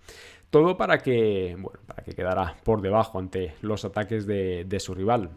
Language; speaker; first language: Spanish; native; Spanish